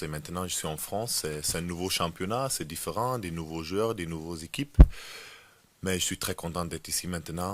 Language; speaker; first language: French; non-native, fluent; German